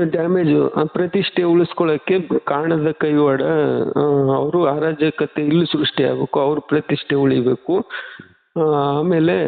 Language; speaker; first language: Kannada; native; Kannada